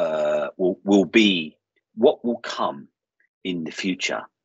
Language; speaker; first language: English; native; English